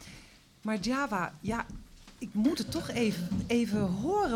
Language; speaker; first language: Dutch; native; Dutch